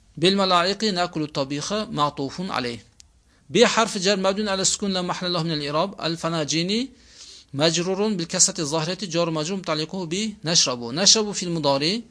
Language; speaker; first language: Arabic; non-native, fluent; Uzbek